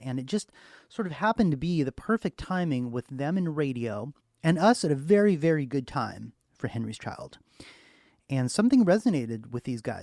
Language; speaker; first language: English; native; English